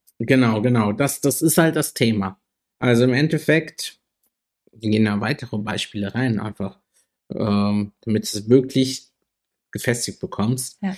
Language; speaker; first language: German; native; German